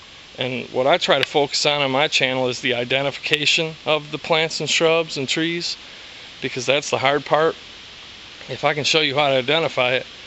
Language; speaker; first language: English; native; English